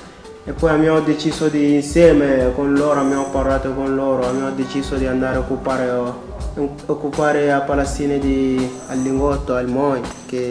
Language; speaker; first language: Italian; non-native, learner; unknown